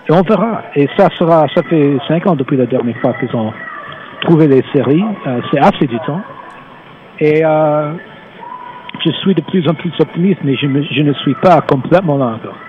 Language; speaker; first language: French; non-native, fluent; English